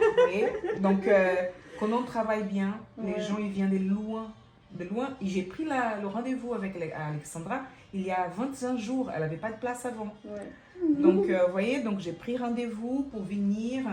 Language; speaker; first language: French; non-native, fluent; Portuguese